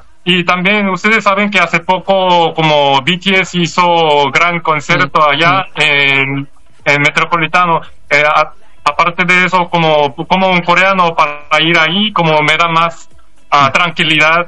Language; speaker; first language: Spanish; non-native, fluent; Korean